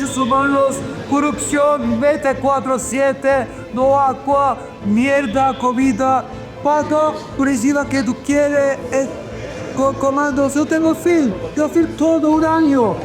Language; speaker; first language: Spanish; non-native, learner; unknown